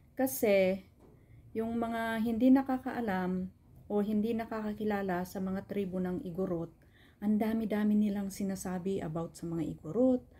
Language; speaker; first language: Filipino; non-native, local second language; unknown